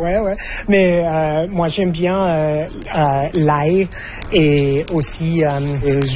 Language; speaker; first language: French; non-native, learner; English